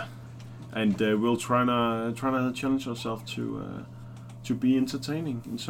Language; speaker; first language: English; non-native, fluent; Danish